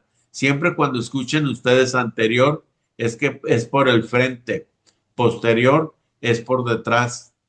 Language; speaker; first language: Spanish; native; Spanish